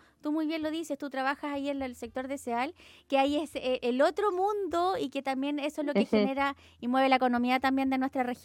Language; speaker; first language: Spanish; native; Spanish